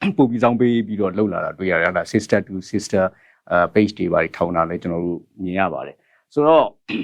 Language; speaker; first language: Burmese; native; Burmese